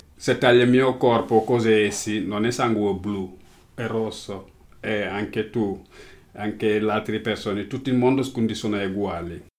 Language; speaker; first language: Italian; non-native, learner; Wolof